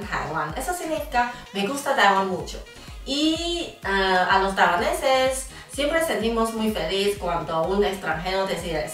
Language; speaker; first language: Spanish; non-native, fluent; Chinese